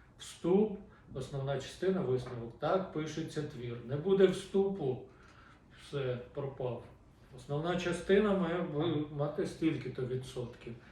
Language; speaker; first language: Ukrainian; native; Ukrainian